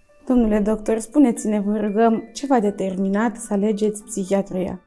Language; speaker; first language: Romanian; native; Romanian